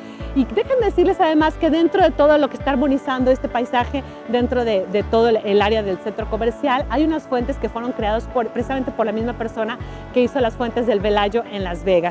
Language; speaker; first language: Spanish; native; Spanish